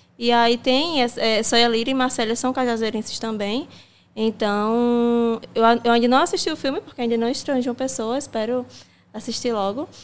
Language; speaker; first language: Portuguese; native; Portuguese